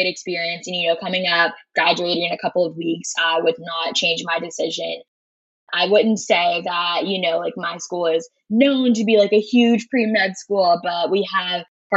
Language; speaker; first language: English; native; English